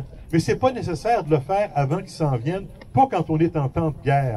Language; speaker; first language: French; native; French